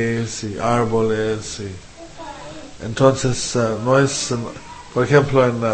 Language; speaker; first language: Spanish; non-native, fluent; English